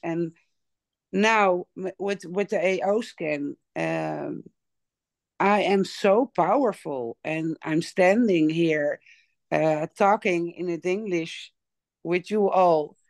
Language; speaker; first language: English; non-native, learner; Dutch